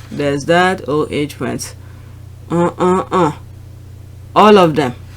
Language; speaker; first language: English; non-native, fluent; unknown